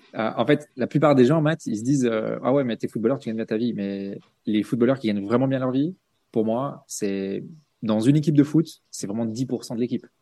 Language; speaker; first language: French; native; French